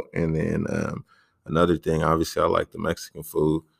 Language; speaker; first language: English; native; English